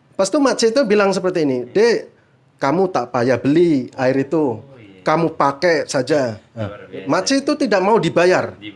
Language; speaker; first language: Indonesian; native; Indonesian